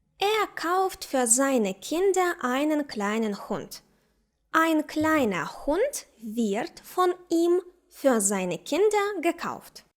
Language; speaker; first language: German; non-native, fluent; Ukrainian